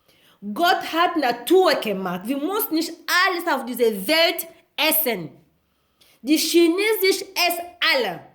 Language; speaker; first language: German; non-native, learner; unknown